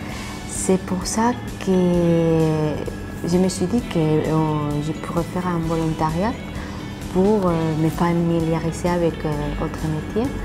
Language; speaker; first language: French; non-native, fluent; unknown